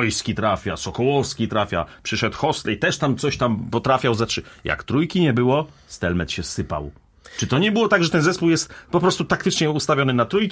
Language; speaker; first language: Polish; native; Polish